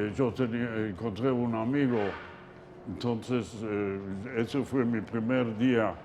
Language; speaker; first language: Spanish; non-native, fluent; Yiddish